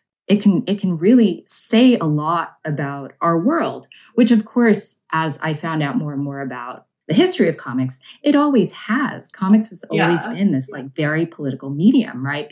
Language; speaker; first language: English; native; English